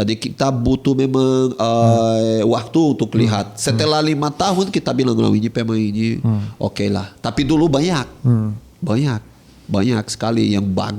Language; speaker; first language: Indonesian; non-native, fluent; Portuguese